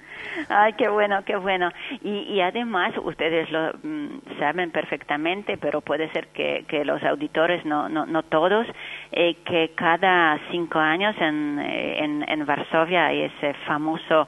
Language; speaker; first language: Spanish; non-native, fluent; Polish